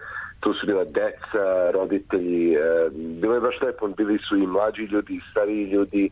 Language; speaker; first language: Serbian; early bilingual, heritage; Croatian